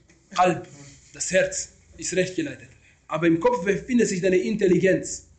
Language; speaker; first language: German; non-native, fluent; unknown